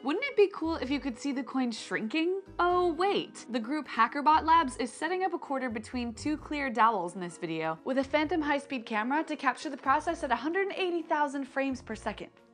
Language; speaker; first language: English; native; English